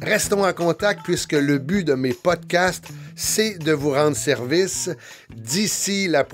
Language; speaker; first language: French; native; French